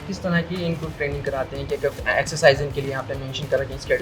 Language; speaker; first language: Hindi; native; Hindi